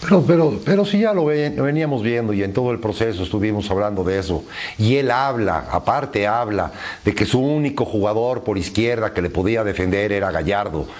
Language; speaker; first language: Spanish; native; Spanish